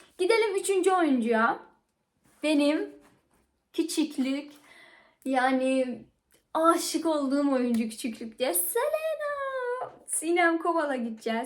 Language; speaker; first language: Turkish; non-native, fluent; Persian